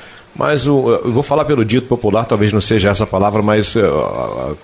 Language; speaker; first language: Portuguese; native; Portuguese